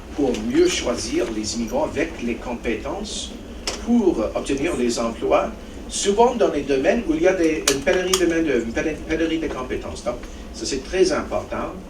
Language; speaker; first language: French; non-native, local second language; English